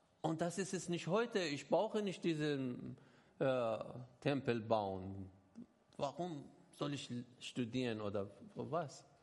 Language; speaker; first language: German; non-native, learner; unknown